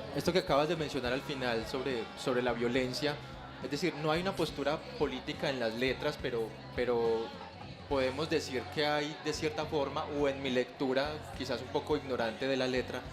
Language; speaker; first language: Spanish; native; Spanish